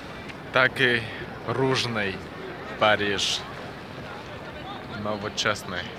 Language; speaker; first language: Polish; non-native, fluent; Ukrainian